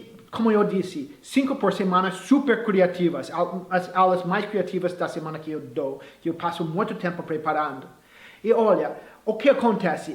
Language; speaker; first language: Portuguese; non-native, fluent; English